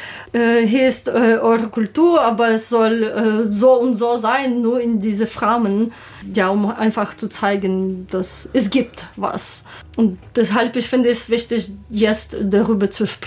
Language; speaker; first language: German; non-native, learner; Ukrainian